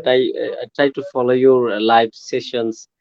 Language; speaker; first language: English; non-native, learner; Bangla